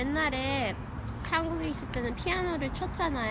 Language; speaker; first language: Korean; early bilingual, heritage; English